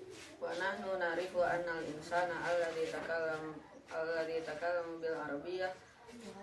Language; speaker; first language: Arabic; non-native, learner; Indonesian